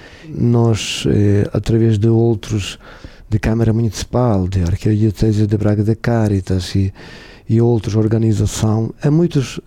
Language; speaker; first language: Portuguese; non-native, learner; Ukrainian